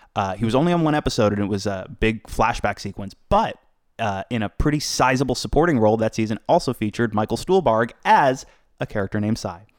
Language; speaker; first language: English; native; English